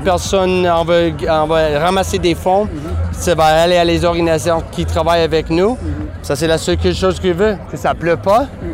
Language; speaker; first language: French; non-native, fluent; English